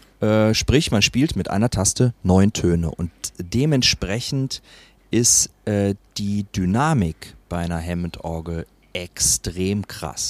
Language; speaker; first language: German; native; German